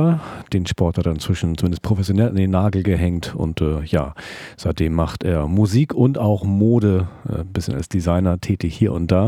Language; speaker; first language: German; native; German